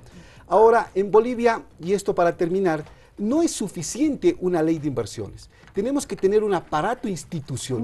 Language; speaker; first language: Spanish; native; Spanish